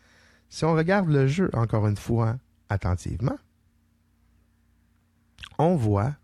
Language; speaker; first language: French; native; French